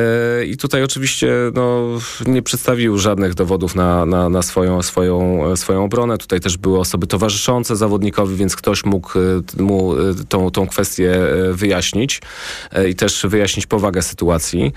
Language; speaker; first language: Polish; native; Polish